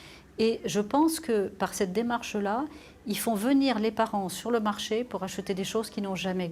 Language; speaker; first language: French; native; French